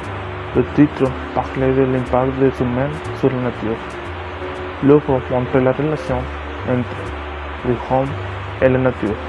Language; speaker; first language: French; non-native, learner; Spanish